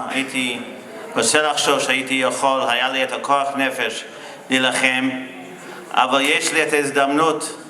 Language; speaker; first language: Hebrew; non-native, fluent; English